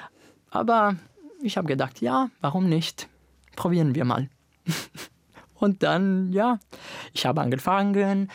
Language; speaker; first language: German; non-native, learner; Italian